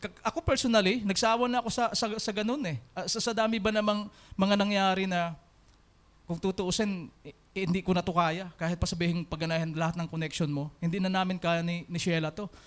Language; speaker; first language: Filipino; non-native, local second language; Hiligaynon